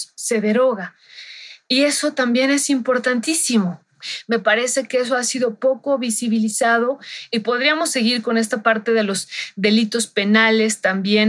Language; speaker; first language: Spanish; native; Spanish